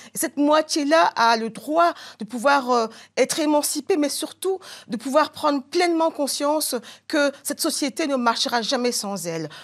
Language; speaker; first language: French; non-native, local second language; Bambara